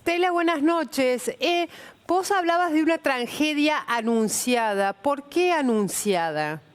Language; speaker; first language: Spanish; native; Spanish